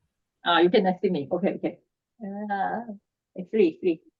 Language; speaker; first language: English; non-native, learner; Korean